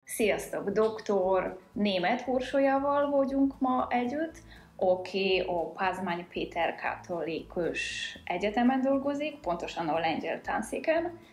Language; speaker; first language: Hungarian; non-native, fluent; Polish